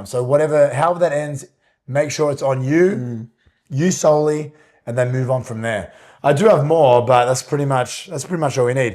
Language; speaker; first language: English; native; English